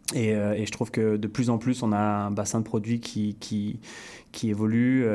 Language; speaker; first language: French; native; French